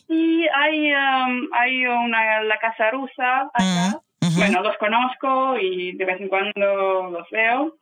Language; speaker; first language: Spanish; non-native, fluent; Russian